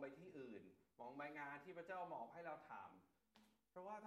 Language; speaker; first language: Thai; non-native, fluent; English